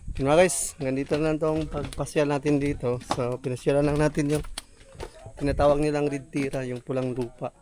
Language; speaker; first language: Filipino; non-native, local second language; Cebuano